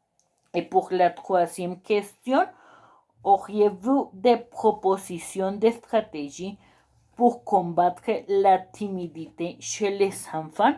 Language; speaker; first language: French; non-native, learner; Spanish